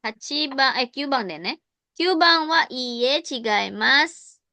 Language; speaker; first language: Japanese; non-native, fluent; Indonesian